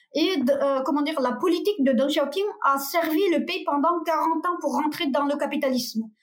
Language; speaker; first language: French; non-native, fluent; Uyghur